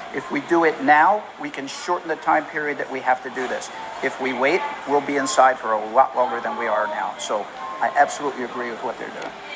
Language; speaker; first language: English; native; English